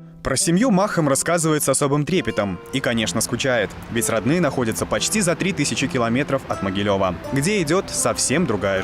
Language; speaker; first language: Russian; native; Russian